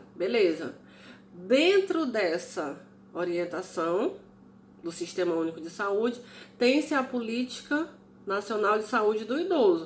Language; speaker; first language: Portuguese; native; Portuguese